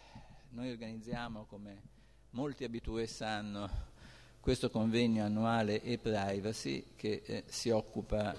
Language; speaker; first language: Italian; native; Italian